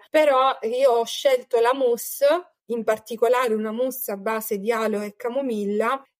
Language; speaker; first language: Italian; native; Italian